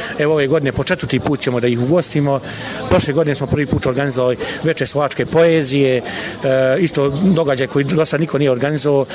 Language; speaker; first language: Bosnian; non-native, local second language; Slovak